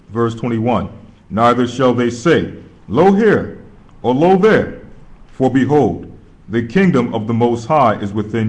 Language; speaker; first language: English; native; English